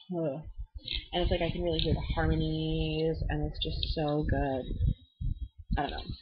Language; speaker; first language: English; native; English